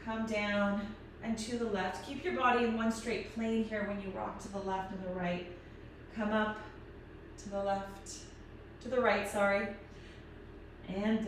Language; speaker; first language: English; native; English